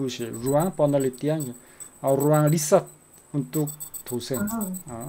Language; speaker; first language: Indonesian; non-native, fluent; Korean